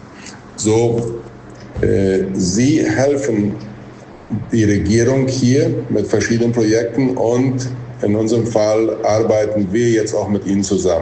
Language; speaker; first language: German; non-native, local second language; Plautdietsch